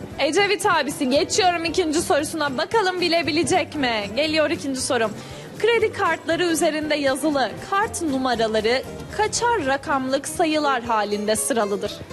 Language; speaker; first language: Turkish; native; Turkish